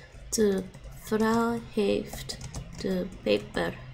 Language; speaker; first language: Dutch; non-native, learner; English